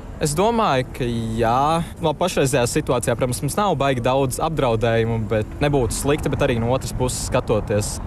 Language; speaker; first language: Latvian; native; Latvian